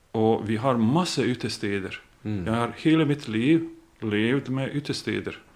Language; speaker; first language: Norwegian; non-native, fluent; Bosnian